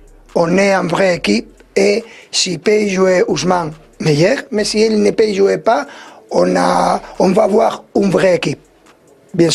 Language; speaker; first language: French; non-native, learner; Spanish